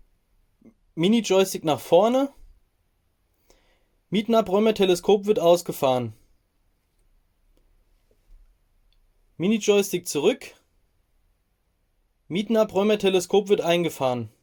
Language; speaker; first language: German; native; German